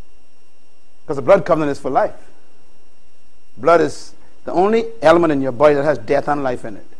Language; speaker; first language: English; native; English